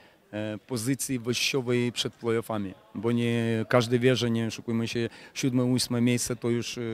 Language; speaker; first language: Polish; non-native, fluent; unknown